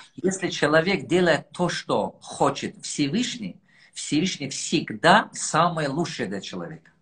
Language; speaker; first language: Russian; non-native, local second language; Tajik